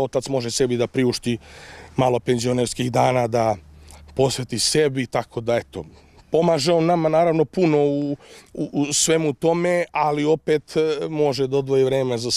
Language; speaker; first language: Serbian; native; Serbian